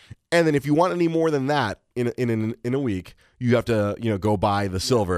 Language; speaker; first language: English; early bilingual, other home language; Spanish